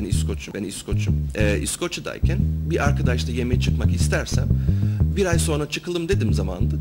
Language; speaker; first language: Turkish; non-native, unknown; English